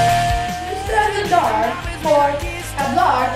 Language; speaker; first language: Spanish; non-native, learner; English